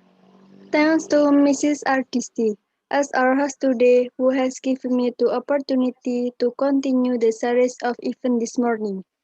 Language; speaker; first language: English; non-native, learner; Indonesian